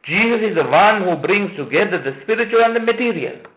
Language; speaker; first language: English; non-native, local second language; Sinhala